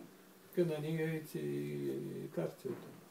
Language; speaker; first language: Hebrew; non-native, fluent; Russian